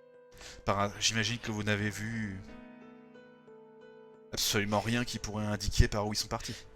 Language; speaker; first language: French; native; French